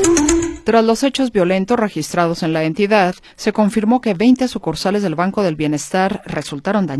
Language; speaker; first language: Spanish; native; Spanish